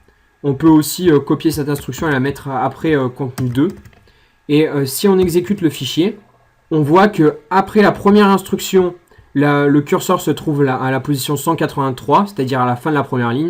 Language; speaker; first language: French; native; French